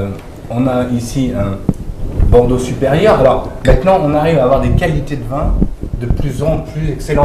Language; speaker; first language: French; native; French